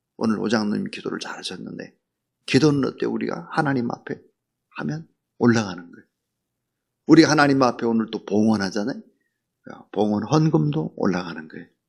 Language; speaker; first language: Korean; native; Korean